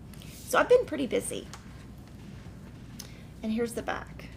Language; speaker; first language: English; native; English